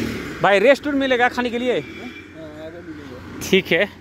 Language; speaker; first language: Hindi; non-native, learner; Bangla